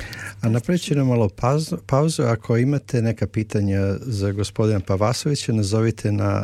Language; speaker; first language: Serbian; native; Serbian